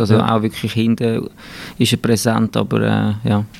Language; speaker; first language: German; native; German